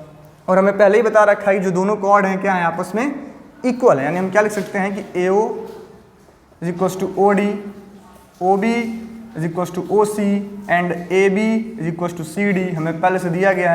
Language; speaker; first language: Hindi; native; Hindi